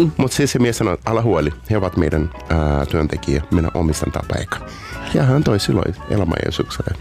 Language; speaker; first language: Finnish; non-native, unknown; Portuguese